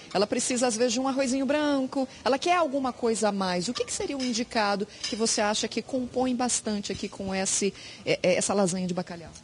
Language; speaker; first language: Portuguese; native; Portuguese